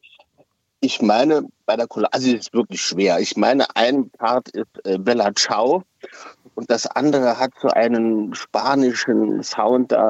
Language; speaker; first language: German; native; German